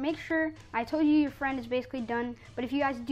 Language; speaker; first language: English; native; English